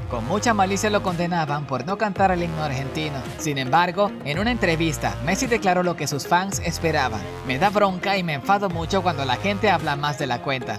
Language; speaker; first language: Spanish; native; Spanish